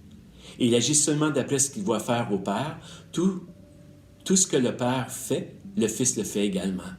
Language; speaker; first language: French; native; French